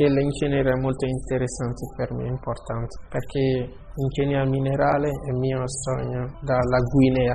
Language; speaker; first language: Italian; non-native, learner; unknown